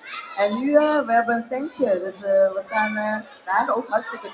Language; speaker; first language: Dutch; non-native, fluent; English